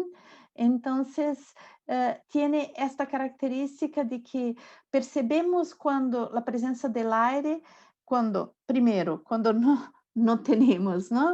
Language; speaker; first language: Spanish; non-native, learner; Portuguese